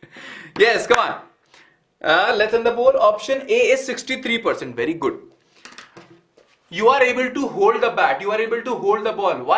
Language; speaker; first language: English; non-native, local second language; Hindi